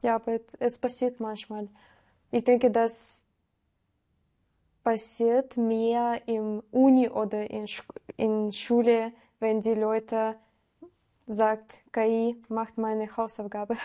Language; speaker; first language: German; non-native, learner; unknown